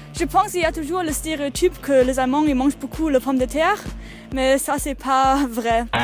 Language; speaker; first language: French; non-native, learner; German